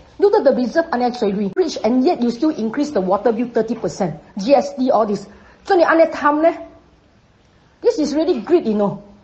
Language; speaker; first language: English; non-native, local second language; Min Nan Chinese